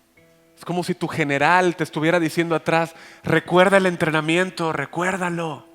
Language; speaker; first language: Spanish; native; Spanish